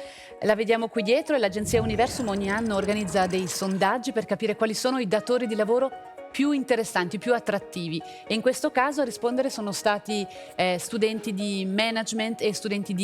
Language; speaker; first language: Italian; native; Italian